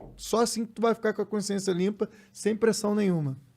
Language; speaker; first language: Portuguese; native; Portuguese